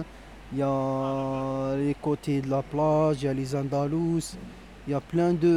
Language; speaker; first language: French; non-native, local second language; Arabic